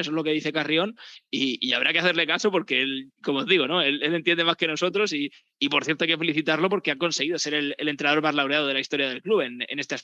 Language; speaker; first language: Spanish; native; Spanish